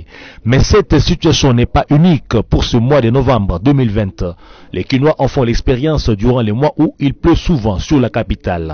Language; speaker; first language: French; native; French